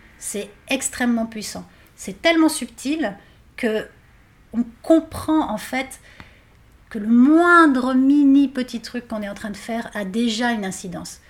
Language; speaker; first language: French; non-native, fluent; Spanish